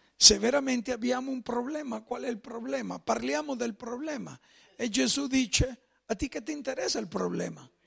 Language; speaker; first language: Italian; non-native, fluent; Spanish